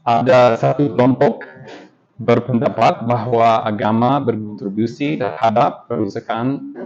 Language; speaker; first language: Indonesian; non-native, learner; English